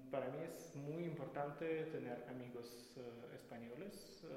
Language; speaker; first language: Spanish; non-native, fluent; Russian